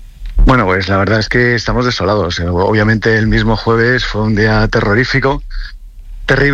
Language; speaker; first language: Spanish; non-native, local second language; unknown